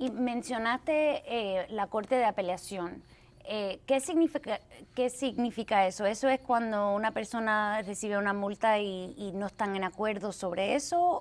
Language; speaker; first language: Spanish; early bilingual, heritage; Spanish